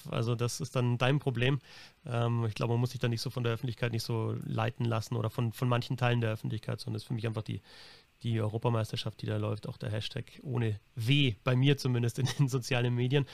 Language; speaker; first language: German; native; German